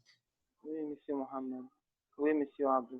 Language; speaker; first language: French; non-native, learner; Arabic